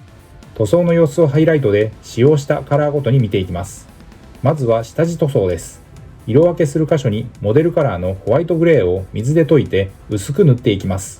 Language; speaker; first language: Japanese; native; Japanese